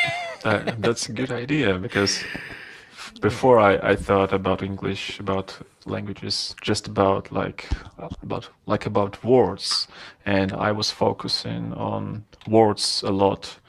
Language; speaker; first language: English; non-native, fluent; Russian